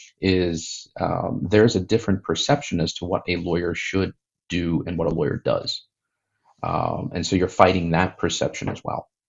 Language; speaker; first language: English; native; English